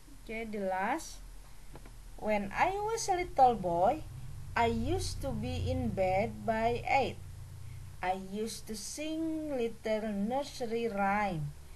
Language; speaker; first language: English; non-native, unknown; Indonesian